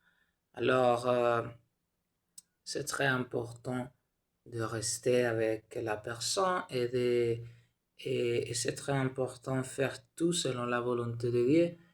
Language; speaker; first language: French; non-native, learner; Spanish